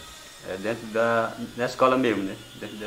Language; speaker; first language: Portuguese; non-native, local second language; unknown